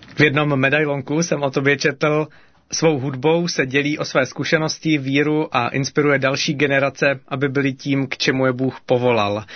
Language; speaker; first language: Czech; native; Czech